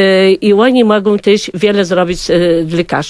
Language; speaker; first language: Polish; non-native, local second language; Kashubian